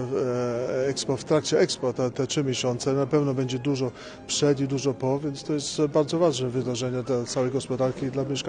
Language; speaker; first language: Polish; early bilingual, heritage; English